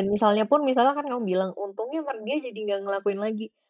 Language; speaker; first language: Indonesian; native; Indonesian